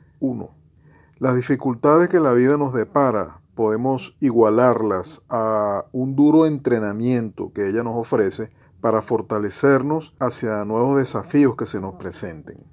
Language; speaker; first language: Spanish; native; Spanish